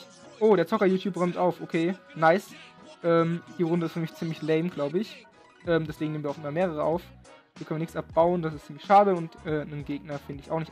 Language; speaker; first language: German; native; German